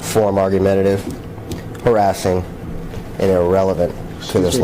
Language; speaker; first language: English; native; English